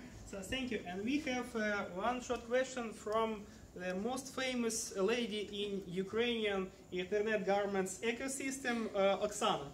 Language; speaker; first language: English; non-native, fluent; Ukrainian